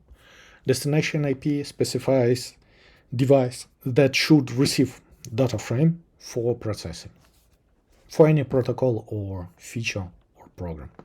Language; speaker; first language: English; non-native, fluent; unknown